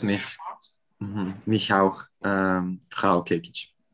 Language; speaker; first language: German; non-native, learner; Serbian